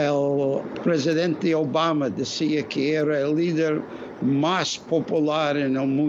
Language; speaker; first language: Spanish; non-native, fluent; English